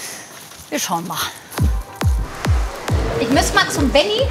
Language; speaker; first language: German; native; German